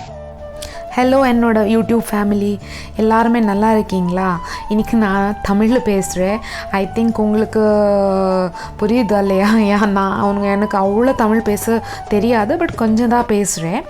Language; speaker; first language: Tamil; non-native, learner; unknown